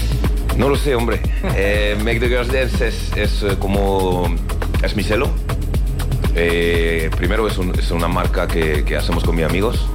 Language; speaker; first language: Spanish; non-native, learner; French